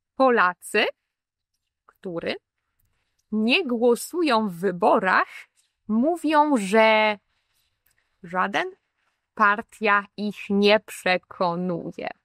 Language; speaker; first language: Polish; native; Polish